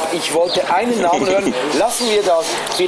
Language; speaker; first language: German; native; German